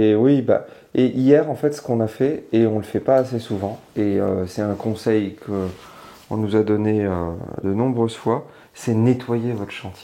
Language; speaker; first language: French; native; French